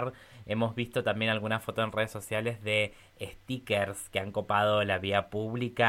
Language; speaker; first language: Spanish; native; Spanish